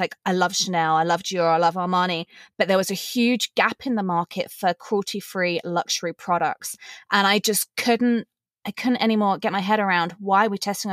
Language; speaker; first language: English; native; English